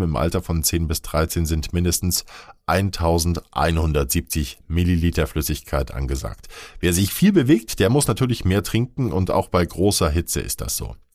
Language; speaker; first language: German; native; German